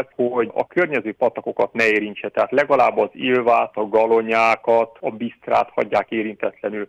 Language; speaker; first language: Hungarian; native; Hungarian